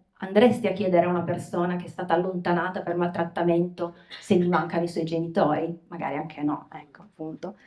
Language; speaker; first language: Italian; native; Italian